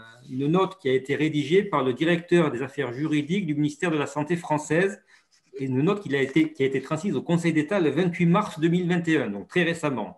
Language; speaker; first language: French; native; French